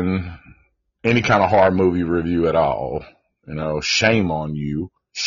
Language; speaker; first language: English; native; English